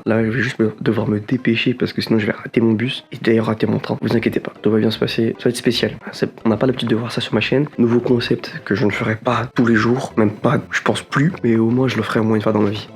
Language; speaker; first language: French; native; French